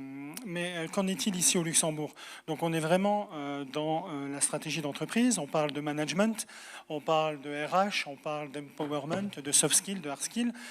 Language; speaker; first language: French; native; French